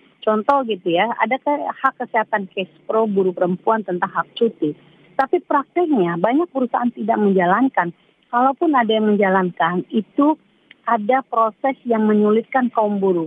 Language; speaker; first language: Indonesian; native; Indonesian